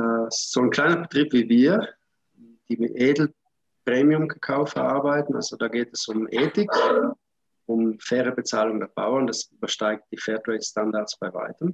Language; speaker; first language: German; native; German